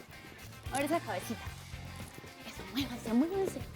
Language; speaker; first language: Spanish; native; Spanish